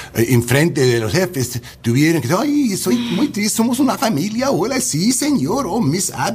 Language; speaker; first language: Spanish; non-native, learner; English